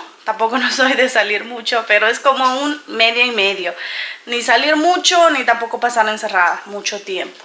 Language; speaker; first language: Spanish; native; Spanish